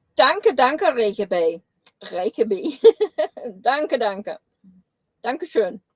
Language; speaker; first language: German; non-native, learner; English